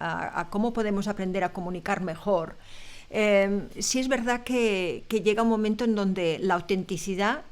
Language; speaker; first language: Spanish; native; Spanish